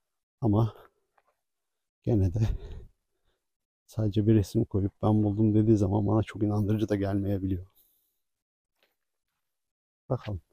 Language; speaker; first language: Turkish; native; Turkish